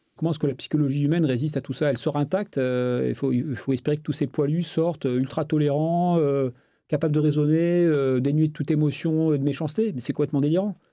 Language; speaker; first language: French; native; French